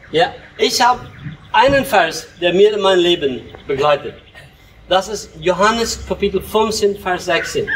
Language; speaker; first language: German; early bilingual, heritage; Low German